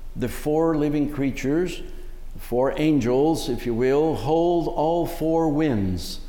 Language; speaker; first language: English; early bilingual, other home language; Spanish